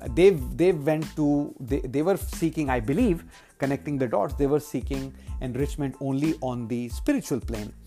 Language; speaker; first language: English; non-native, local second language; Hindi